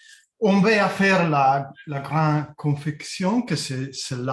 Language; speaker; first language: French; non-native, fluent; Italian